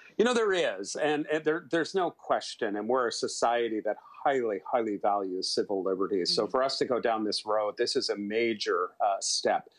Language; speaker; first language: English; native; English